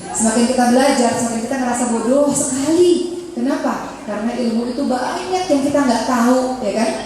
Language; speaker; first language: Indonesian; native; Indonesian